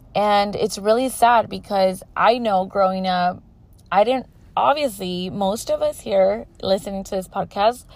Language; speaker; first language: English; early bilingual, other home language; Spanish